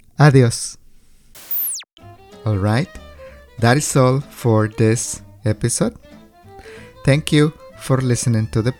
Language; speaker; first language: English; non-native, fluent; Spanish